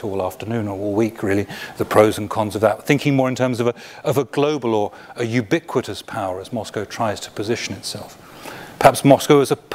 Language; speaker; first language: English; native; English